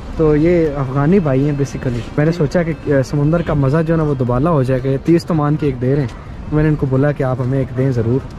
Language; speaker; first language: Urdu; non-native, local second language; Punjabi